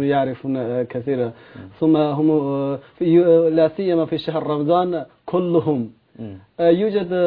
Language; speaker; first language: Arabic; non-native, learner; Chinese